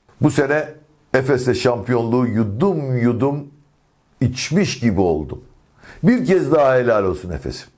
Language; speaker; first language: Turkish; native; Turkish